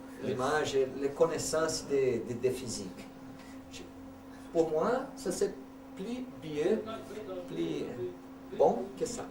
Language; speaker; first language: French; non-native, learner; Portuguese